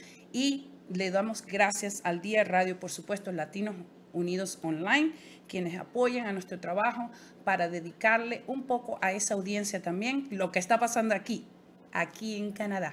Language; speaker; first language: Spanish; native; Spanish